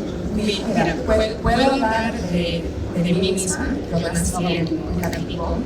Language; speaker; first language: Spanish; early bilingual, heritage; Spanish